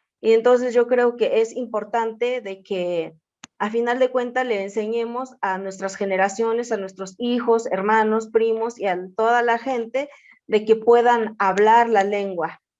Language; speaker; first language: Spanish; non-native, local second language; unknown